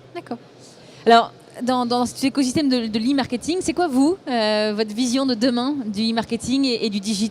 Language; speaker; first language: French; native; French